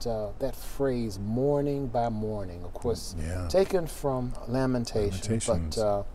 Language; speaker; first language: English; native; English